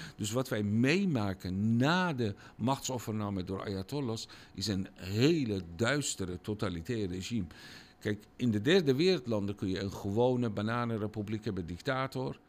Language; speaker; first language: Dutch; non-native, fluent; Persian